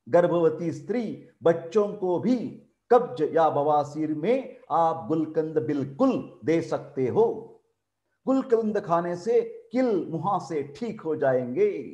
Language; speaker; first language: Hindi; non-native, local second language; Marathi